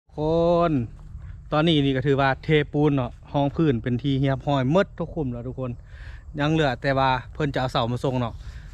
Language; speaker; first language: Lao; native; Lao